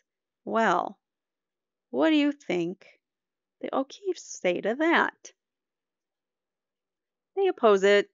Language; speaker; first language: English; native; English